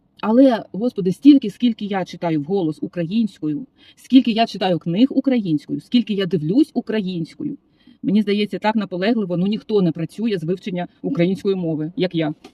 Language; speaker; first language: Ukrainian; non-native, local second language; Russian